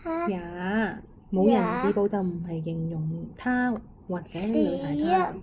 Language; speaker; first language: Chinese; non-native, local second language; Cantonese